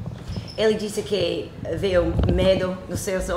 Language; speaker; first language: Portuguese; non-native, learner; English